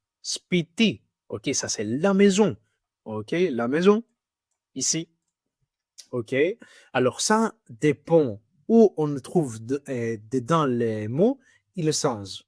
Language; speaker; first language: French; non-native, fluent; Greek